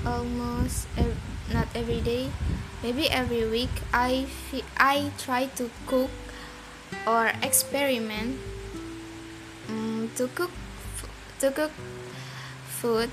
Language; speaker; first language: English; non-native, learner; Indonesian